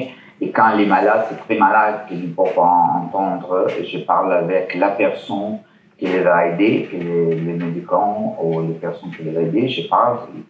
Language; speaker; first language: French; non-native, learner; Italian